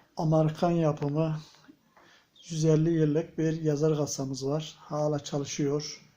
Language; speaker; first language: Turkish; native; Turkish